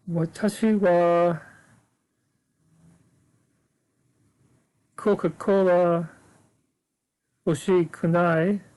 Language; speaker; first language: Japanese; non-native, learner; English